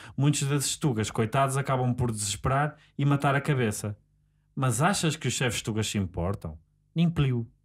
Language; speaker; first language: Portuguese; native; Portuguese